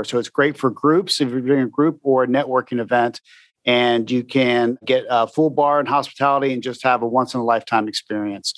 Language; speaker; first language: English; native; English